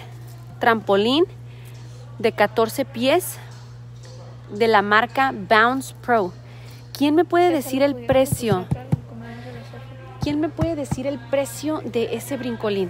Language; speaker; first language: Spanish; native; Spanish